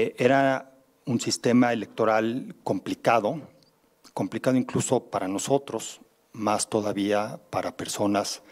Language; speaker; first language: Spanish; native; Spanish